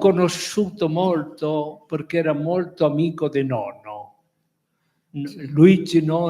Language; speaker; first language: Italian; non-native, fluent; Spanish